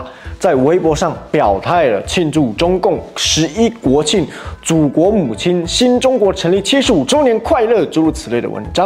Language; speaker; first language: Chinese; native; Chinese